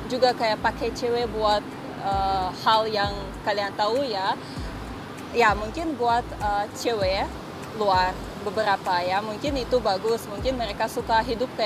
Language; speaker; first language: Indonesian; non-native, fluent; Russian